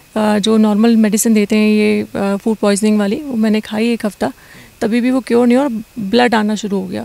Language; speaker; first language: Hindi; native; Hindi